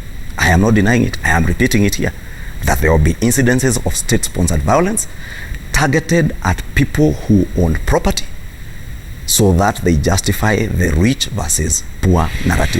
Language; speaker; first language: English; non-native, local second language; Kikuyu